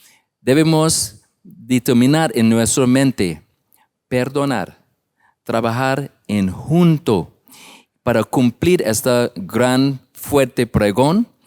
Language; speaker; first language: Spanish; non-native, learner; English